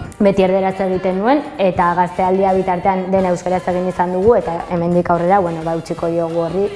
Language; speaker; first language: Basque; non-native, local second language; Spanish